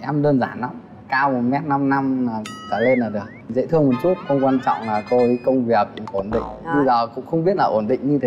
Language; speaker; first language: Vietnamese; native; Vietnamese